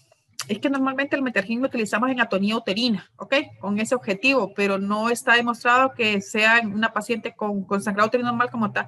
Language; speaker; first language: Spanish; native; Spanish